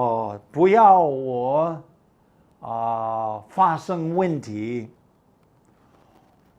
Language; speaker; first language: Chinese; non-native, fluent; English